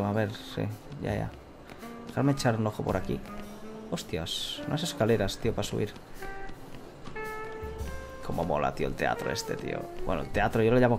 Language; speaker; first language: Spanish; native; Spanish